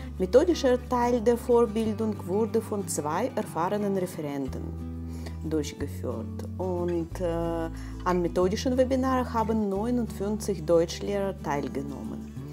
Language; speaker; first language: German; non-native, fluent; Russian